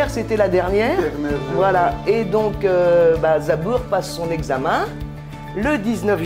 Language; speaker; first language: French; native; French